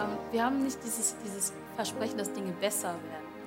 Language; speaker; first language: German; non-native, fluent; Filipino